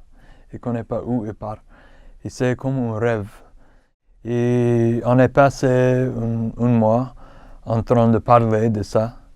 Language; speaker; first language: French; non-native, fluent; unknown